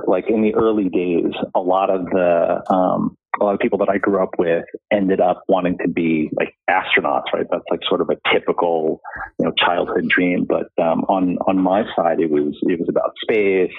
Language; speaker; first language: English; native; English